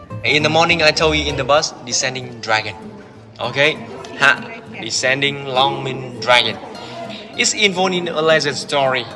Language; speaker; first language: English; non-native, fluent; Vietnamese